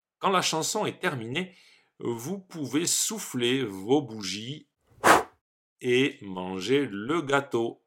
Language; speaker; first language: French; native; French